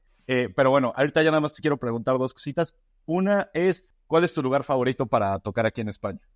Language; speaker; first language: Spanish; native; Spanish